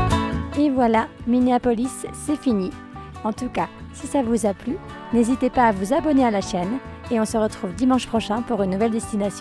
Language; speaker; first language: French; native; French